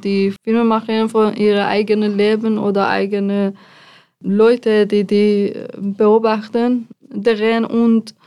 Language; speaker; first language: German; non-native, fluent; Persian